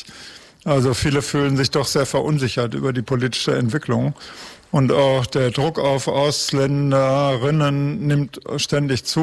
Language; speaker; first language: German; native; German